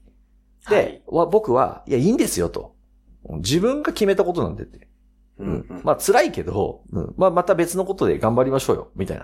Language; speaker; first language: Japanese; native; Japanese